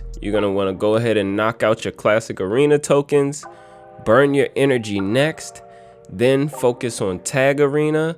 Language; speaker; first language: English; native; English